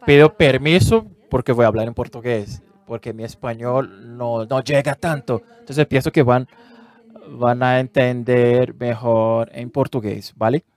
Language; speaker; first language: Spanish; non-native, learner; Portuguese